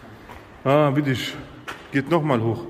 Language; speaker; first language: German; early bilingual, other home language; Bosnian